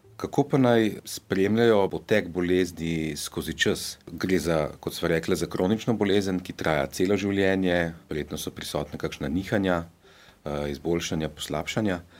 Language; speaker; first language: Slovenian; native; Slovenian